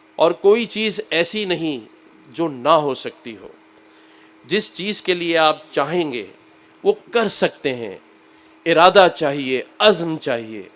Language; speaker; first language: Urdu; native; Urdu